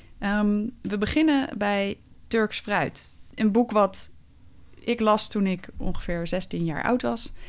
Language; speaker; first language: Dutch; native; Dutch